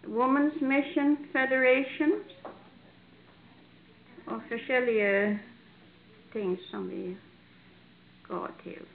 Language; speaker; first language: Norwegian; early bilingual, heritage; Norwegian